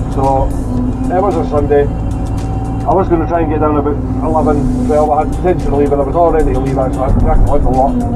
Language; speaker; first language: English; native; English